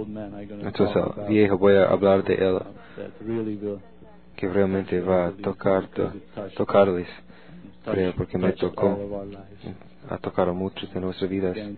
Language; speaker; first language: Spanish; non-native, learner; English